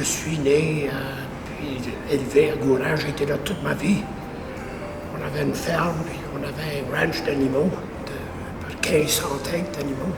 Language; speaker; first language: French; native; French